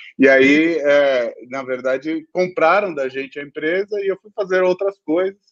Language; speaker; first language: Portuguese; native; Portuguese